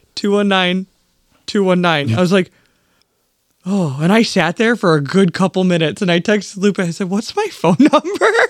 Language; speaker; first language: English; native; English